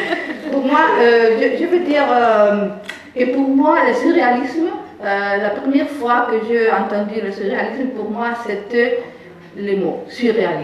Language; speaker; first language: French; non-native, fluent; Spanish